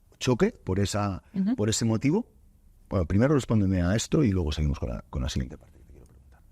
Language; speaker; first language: Spanish; native; Spanish